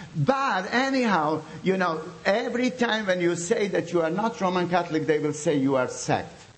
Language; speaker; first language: English; non-native, fluent; Bosnian